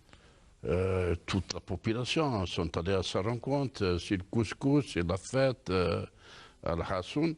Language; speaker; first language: French; non-native, local second language; Kabyle